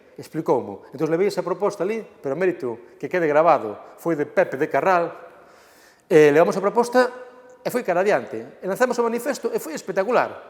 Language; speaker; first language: Galician; native; Galician